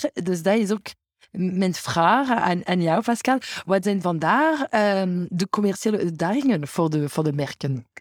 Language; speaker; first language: Dutch; non-native, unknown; French